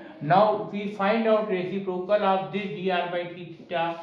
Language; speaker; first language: English; non-native, local second language; Hindi